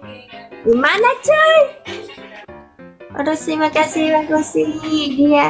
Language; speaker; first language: Indonesian; non-native, learner; Vietnamese